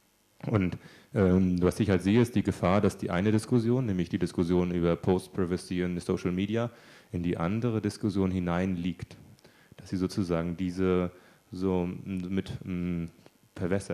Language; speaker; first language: German; native; German